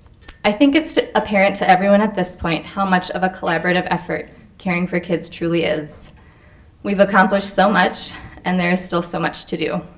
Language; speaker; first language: English; native; English